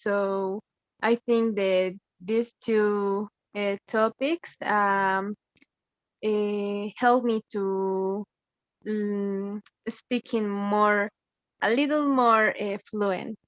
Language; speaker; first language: English; non-native, learner; Spanish